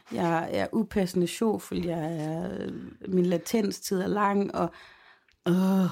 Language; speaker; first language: Danish; native; Danish